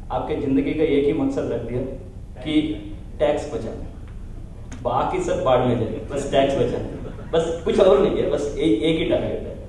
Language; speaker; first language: Hindi; non-native, local second language; Telugu